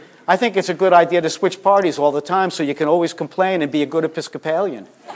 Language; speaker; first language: English; native; English